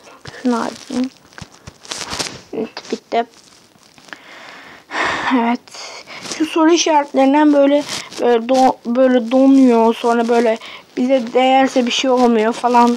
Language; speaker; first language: Turkish; native; Turkish